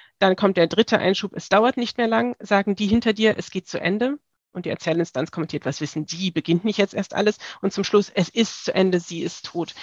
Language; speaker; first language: German; native; German